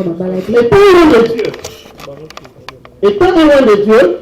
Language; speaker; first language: French; non-native, local second language; Lingala